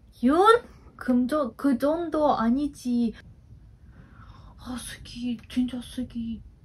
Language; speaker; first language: Korean; non-native, learner; Ukrainian